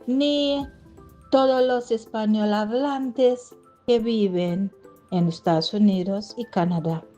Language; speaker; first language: Spanish; non-native, fluent; English